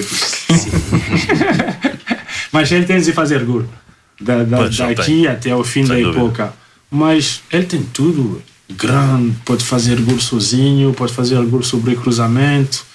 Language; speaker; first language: Portuguese; early bilingual, heritage; Portuguese